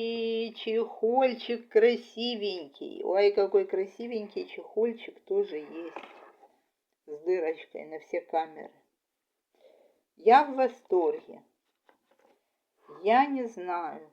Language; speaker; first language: Russian; native; Russian